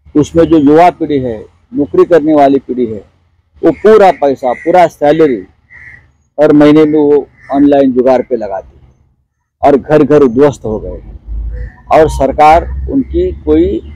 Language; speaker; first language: Hindi; non-native, local second language; Marathi